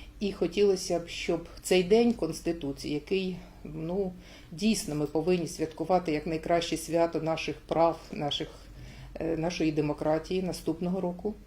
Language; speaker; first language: Ukrainian; native; Ukrainian